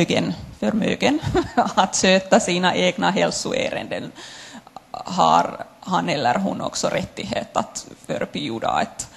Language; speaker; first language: Swedish; non-native, local second language; Finnish